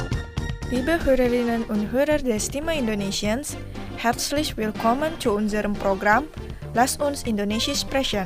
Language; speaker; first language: German; non-native, fluent; Indonesian